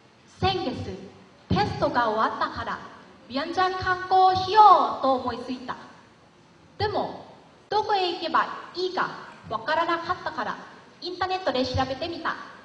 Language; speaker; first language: Japanese; non-native, learner; Lao